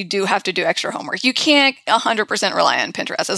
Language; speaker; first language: English; native; English